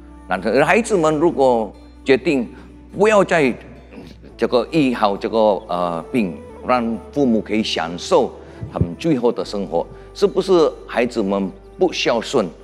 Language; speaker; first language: Chinese; non-native, fluent; Indonesian